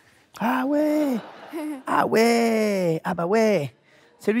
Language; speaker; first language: French; native; French